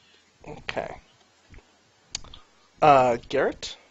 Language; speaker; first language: English; native; English